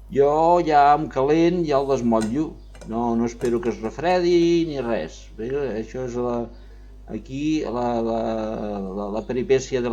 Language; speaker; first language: Catalan; non-native, local second language; Spanish